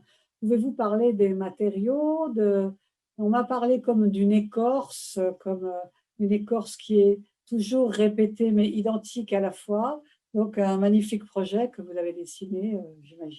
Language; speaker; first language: French; native; French